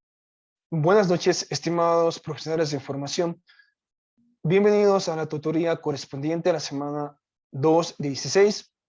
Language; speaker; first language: Spanish; native; Spanish